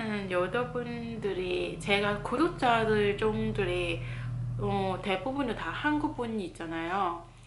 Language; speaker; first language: Korean; non-native, fluent; Cantonese